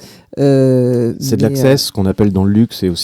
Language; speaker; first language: French; native; French